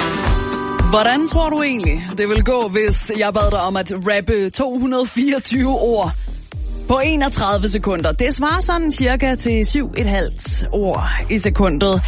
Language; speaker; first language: Danish; native; Danish